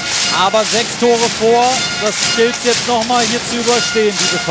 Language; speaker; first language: German; native; German